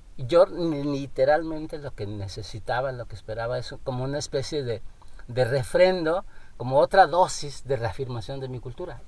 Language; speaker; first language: Spanish; non-native, local second language; Nahuatl languages